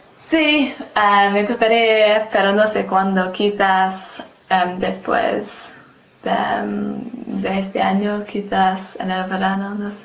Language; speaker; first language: Spanish; non-native, learner; English